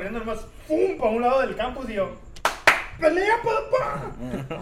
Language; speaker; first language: Spanish; native; Spanish